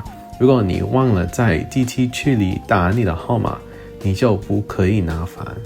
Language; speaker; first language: Chinese; non-native, learner; English